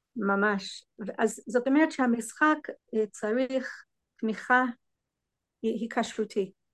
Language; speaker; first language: Hebrew; non-native, fluent; English